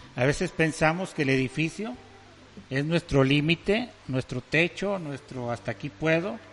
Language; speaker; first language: Spanish; native; Spanish